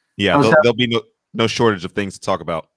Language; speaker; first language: English; native; English